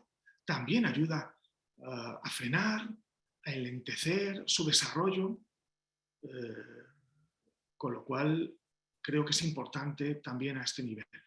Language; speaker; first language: Spanish; native; Spanish